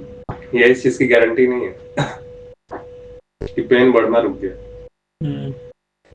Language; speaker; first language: Hindi; native; Hindi